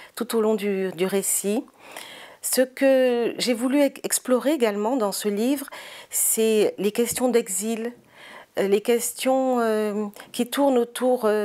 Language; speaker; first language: French; native; French